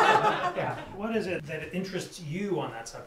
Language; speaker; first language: English; native; English